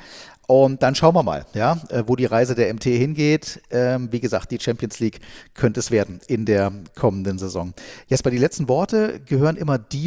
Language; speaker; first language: German; native; German